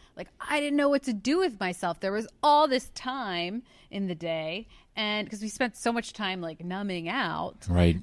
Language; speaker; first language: English; native; English